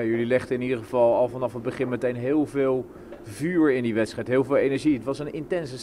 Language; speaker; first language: Dutch; native; Dutch